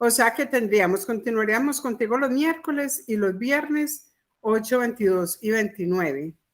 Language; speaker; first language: Spanish; native; Spanish